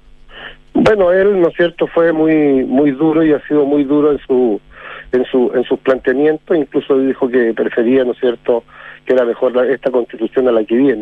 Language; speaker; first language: Spanish; native; Spanish